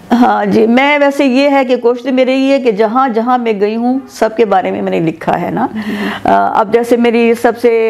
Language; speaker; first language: Urdu; non-native, local second language; Persian